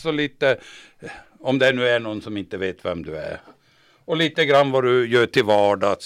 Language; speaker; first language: Swedish; native; Swedish